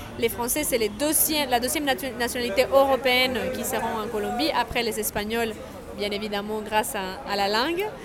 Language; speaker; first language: French; non-native, fluent; Spanish